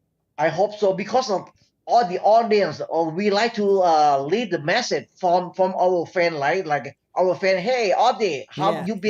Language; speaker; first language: English; non-native, learner; Thai